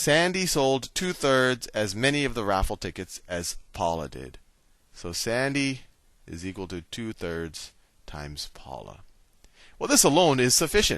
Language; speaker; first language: English; native; English